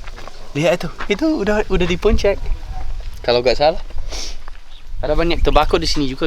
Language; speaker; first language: Indonesian; non-native, fluent; English